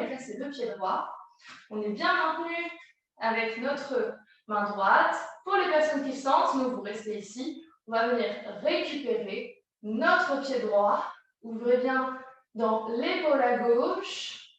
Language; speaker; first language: French; native; French